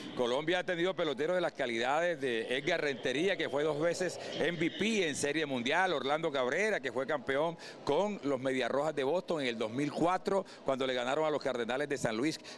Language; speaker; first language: Spanish; native; Spanish